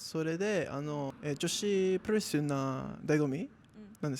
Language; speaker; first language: Japanese; non-native, learner; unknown